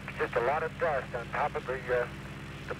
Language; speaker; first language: English; native; English